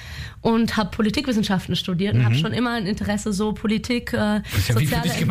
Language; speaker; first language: German; native; German